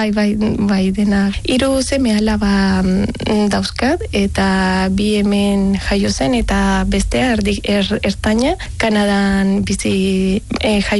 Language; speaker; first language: Basque; non-native, learner; Spanish